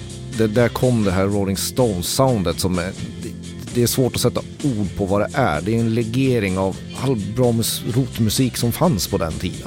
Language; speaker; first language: Swedish; native; Swedish